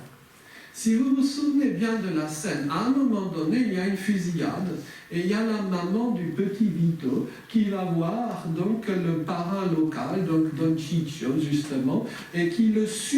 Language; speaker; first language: French; native; French